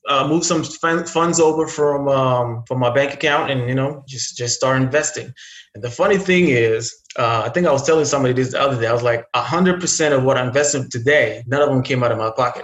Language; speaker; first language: English; non-native, fluent; Arabic